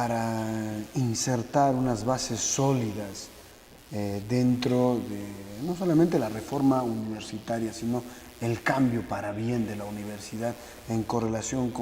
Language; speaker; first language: Spanish; native; Spanish